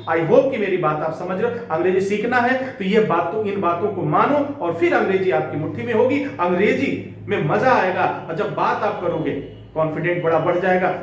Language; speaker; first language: Hindi; native; Hindi